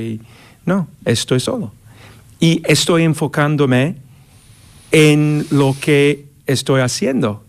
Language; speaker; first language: Spanish; non-native, learner; English